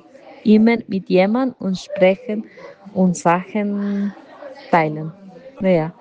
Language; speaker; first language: German; non-native, learner; Spanish